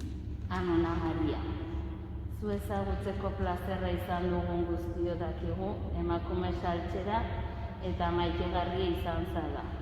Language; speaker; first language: Basque; native; Basque